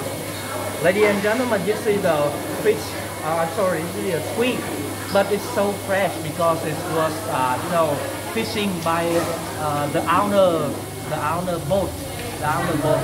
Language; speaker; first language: English; non-native, fluent; Vietnamese